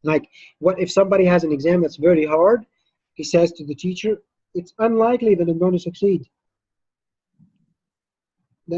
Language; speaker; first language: English; non-native, fluent; Arabic